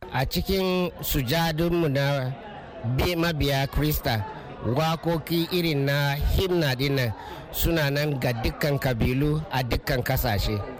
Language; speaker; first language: Hausa; non-native, local second language; Fula